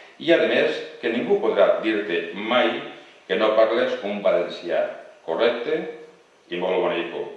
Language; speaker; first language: Catalan; non-native, local second language; Spanish